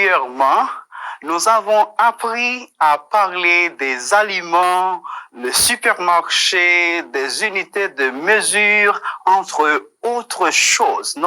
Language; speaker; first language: French; non-native, fluent; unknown